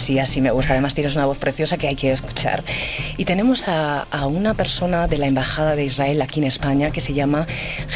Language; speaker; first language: Spanish; native; Spanish